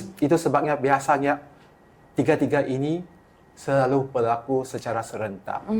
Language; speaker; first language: Malay; non-native, local second language; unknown